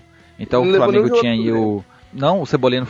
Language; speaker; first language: Portuguese; native; Portuguese